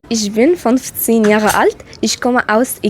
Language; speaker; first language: German; non-native, learner; Arabic